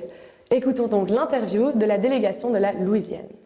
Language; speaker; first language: French; native; French